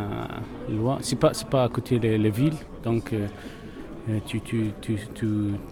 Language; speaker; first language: French; non-native, learner; Arabic